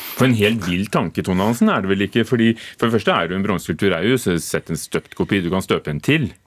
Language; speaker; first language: Norwegian; native; Norwegian